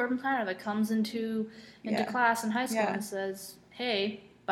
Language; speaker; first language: English; non-native, local second language; Cantonese